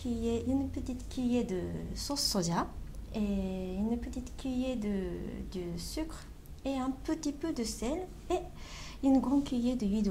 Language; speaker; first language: French; non-native, learner; Japanese